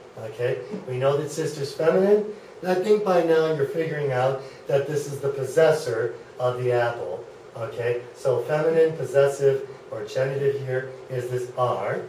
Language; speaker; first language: English; native; English